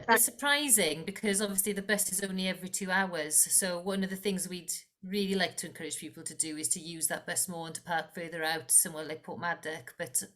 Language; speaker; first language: English; non-native, local second language; Welsh